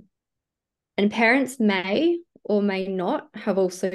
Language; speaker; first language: English; native; English